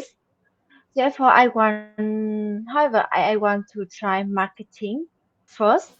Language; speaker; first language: English; non-native, learner; Vietnamese